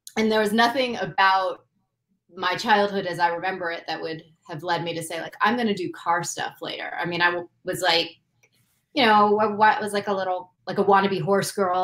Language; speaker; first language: English; native; English